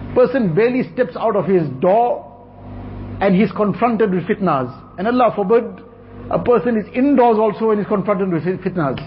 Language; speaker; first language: English; native; English